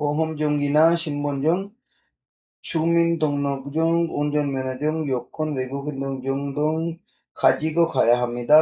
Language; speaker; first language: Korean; non-native, learner; Punjabi